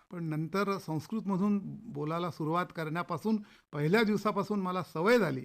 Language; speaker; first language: Marathi; native; Marathi